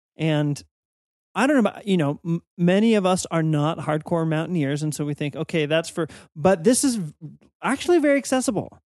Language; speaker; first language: English; native; English